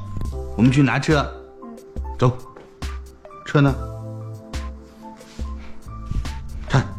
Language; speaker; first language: Chinese; native; Chinese